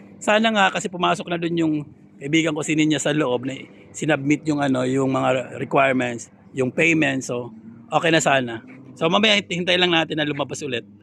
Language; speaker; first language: Filipino; non-native, local second language; Waray